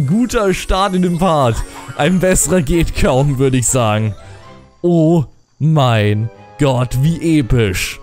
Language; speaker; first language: German; native; German